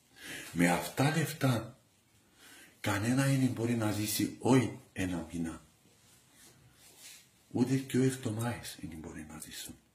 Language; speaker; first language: Greek; non-native, learner; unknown